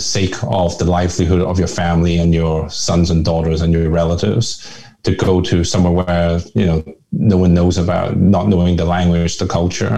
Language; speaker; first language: English; non-native, local second language; Hakka Chinese